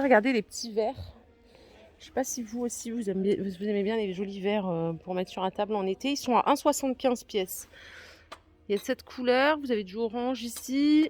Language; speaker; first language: French; native; French